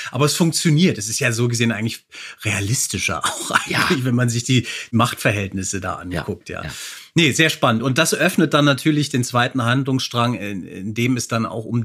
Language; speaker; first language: German; native; German